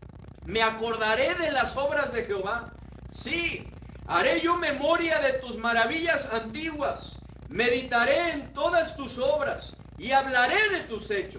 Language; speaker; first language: Spanish; native; Spanish